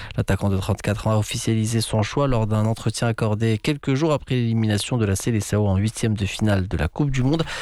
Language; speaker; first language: French; non-native, local second language; Arabic